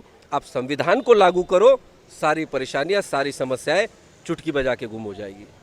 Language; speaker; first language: Hindi; non-native, local second language; Marathi